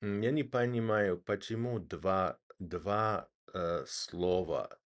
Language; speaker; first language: Russian; non-native, learner; English